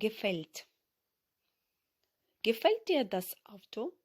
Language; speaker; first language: German; non-native, fluent; Ukrainian